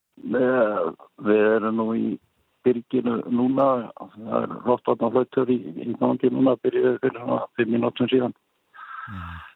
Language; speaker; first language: Icelandic; native; Icelandic